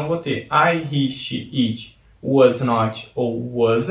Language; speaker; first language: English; non-native, fluent; Portuguese